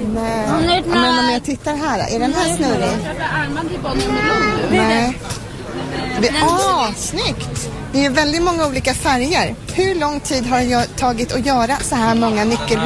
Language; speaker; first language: Swedish; native; Swedish